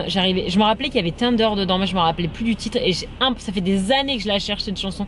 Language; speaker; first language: French; native; French